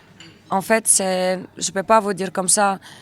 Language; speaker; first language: French; non-native, learner; Russian